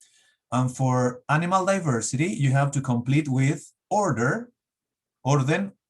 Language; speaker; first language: English; non-native, fluent; Spanish